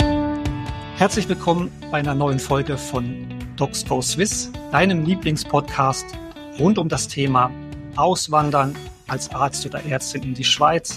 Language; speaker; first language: German; native; German